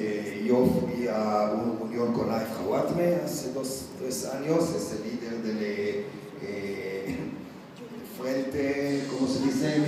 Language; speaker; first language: Spanish; non-native, learner; Hebrew